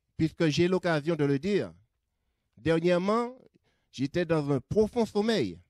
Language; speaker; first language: French; native; French